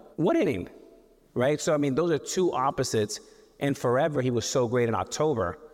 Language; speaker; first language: English; native; English